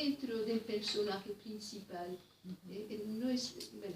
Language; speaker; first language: Spanish; non-native, fluent; French